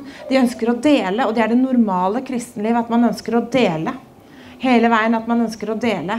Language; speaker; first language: Norwegian; native; Norwegian